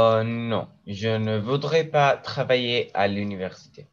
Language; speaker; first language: French; non-native, learner; Spanish